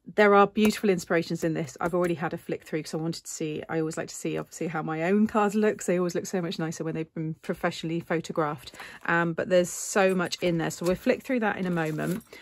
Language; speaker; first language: English; native; English